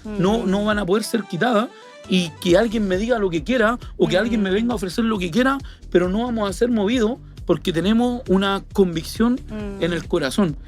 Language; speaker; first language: Spanish; native; Spanish